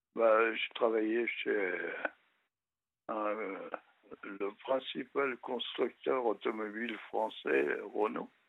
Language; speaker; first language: French; native; French